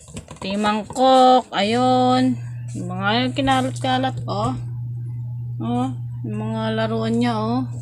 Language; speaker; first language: Filipino; native; Filipino